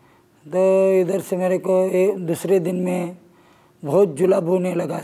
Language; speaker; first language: Hindi; non-native, local second language; Marathi